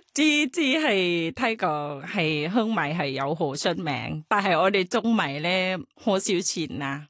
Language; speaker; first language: Cantonese; non-native, learner; Thai